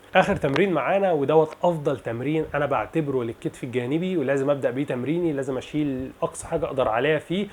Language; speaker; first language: Arabic; native; Arabic